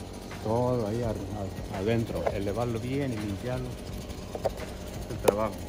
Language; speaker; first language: Spanish; native; Spanish